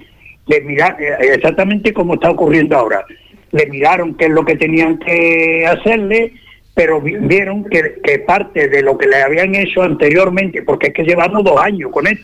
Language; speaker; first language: Spanish; native; Spanish